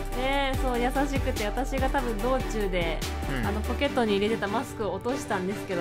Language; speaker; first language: Japanese; native; Japanese